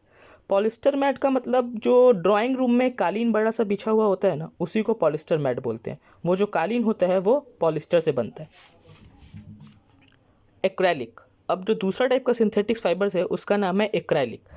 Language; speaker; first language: Hindi; native; Hindi